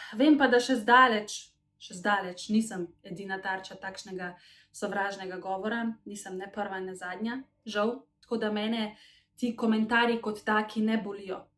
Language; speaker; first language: Slovenian; early bilingual, other home language; Macedonian